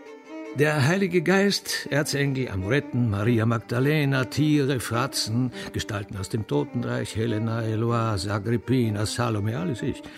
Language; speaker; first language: German; native; German